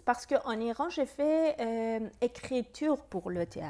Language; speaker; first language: French; non-native, fluent; Persian